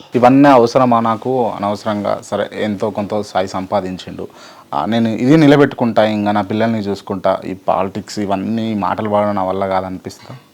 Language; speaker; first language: Telugu; native; Telugu